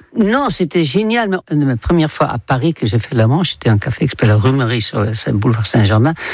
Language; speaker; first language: French; non-native, fluent; Dutch